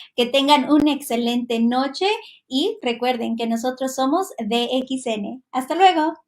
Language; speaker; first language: Spanish; non-native, fluent; Hungarian